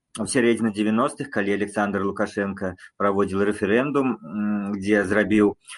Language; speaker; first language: Belarusian; non-native, local second language; Russian